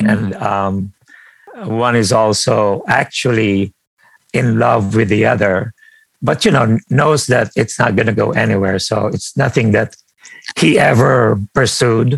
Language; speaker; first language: English; non-native, local second language; Filipino